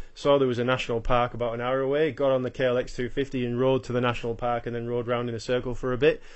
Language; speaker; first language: English; native; English